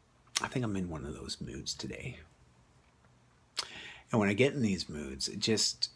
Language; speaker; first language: English; native; English